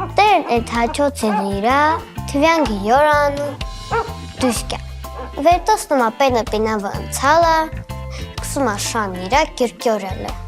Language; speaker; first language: Armenian; native; Armenian